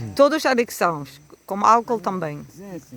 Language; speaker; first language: Portuguese; non-native, learner; English